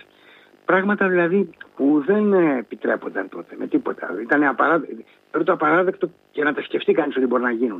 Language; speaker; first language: Greek; native; Greek